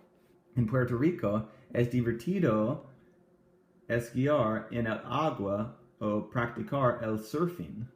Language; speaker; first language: Spanish; non-native, fluent; English